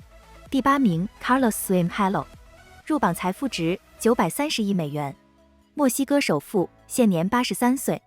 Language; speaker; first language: Chinese; native; Chinese